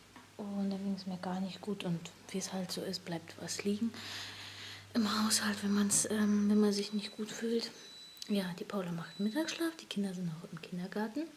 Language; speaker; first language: German; native; German